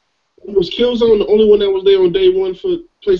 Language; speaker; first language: English; native; English